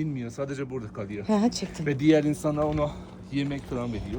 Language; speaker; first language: Turkish; non-native, learner; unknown